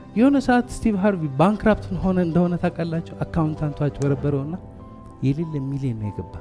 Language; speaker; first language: Amharic; early bilingual, heritage; Amharic